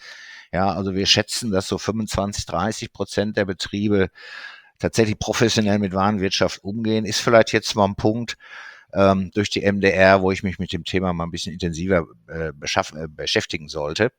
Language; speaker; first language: German; native; German